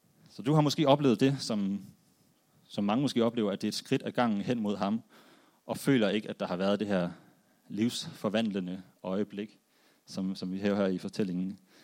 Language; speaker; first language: Danish; native; Danish